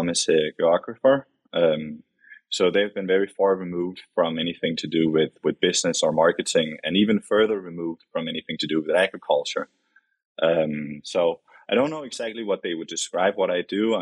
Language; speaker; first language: English; non-native, fluent; Danish